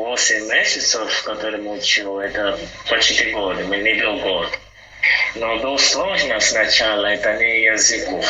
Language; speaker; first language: Russian; non-native, learner; Portuguese